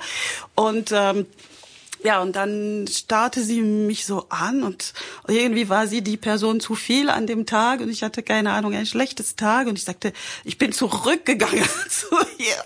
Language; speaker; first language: German; non-native, fluent; French